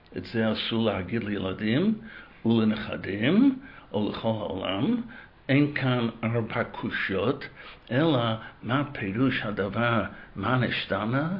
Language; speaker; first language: Hebrew; non-native, fluent; English